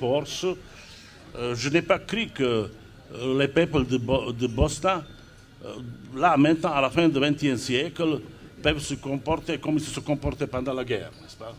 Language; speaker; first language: French; non-native, fluent; Serbian